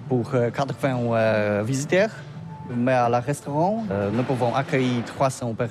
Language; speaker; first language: French; non-native, learner; Polish